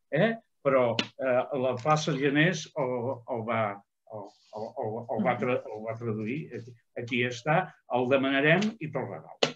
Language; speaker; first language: Catalan; native; Catalan